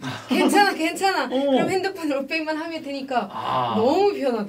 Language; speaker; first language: Korean; non-native, fluent; Arabic